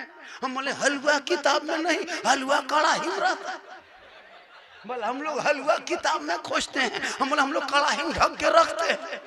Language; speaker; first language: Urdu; non-native, local second language; Bhojpuri